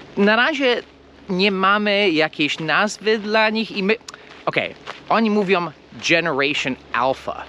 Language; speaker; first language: Polish; non-native, fluent; English